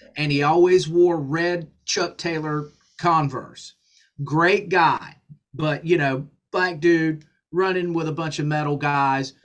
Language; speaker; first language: English; native; English